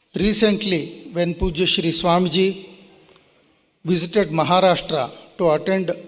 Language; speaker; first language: English; non-native, local second language; Kannada